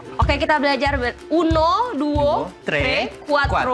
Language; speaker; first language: Italian; non-native, learner; Indonesian